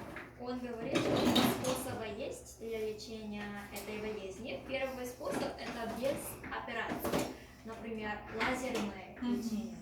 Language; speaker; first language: Russian; non-native, fluent; Korean